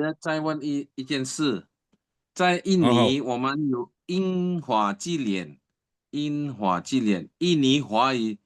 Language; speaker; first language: Chinese; early bilingual, heritage; Chinese